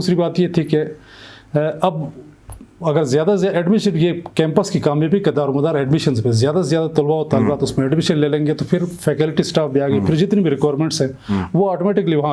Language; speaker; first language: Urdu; non-native, local second language; Shina